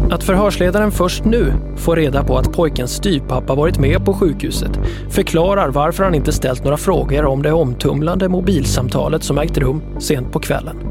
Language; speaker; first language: Swedish; native; Swedish